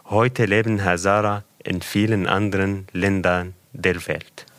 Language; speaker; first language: German; non-native, fluent; Persian